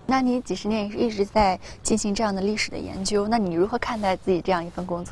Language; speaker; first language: Chinese; native; Chinese